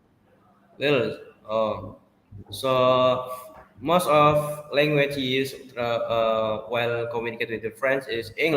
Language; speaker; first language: English; non-native, learner; Indonesian